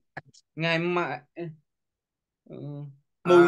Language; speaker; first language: Vietnamese; non-native, learner; Korean